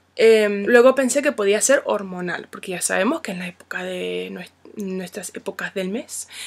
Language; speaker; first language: Spanish; non-native, fluent; English